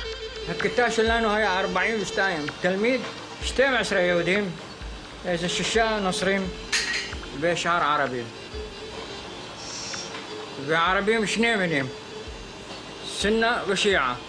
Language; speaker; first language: Hebrew; non-native, fluent; Arabic